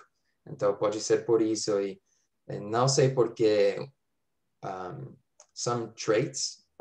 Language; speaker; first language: Portuguese; non-native, fluent; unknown